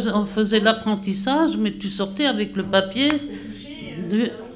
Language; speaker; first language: French; native; French